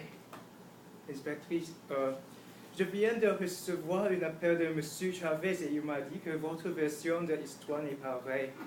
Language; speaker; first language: French; non-native, learner; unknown